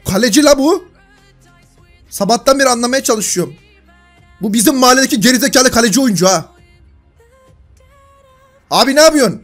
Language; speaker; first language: Turkish; native; Turkish